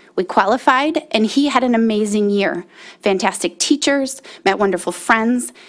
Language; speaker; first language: English; native; English